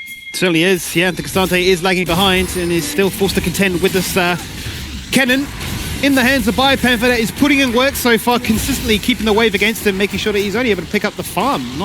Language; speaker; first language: English; native; English